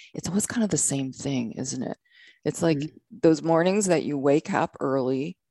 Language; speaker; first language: English; native; English